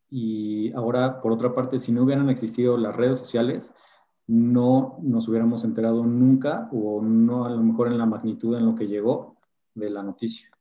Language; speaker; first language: Spanish; native; Spanish